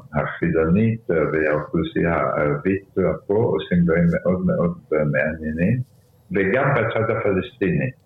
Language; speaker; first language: Hebrew; early bilingual, other home language; Arabic